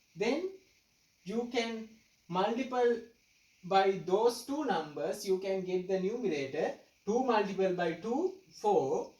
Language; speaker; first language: English; non-native, local second language; Sinhala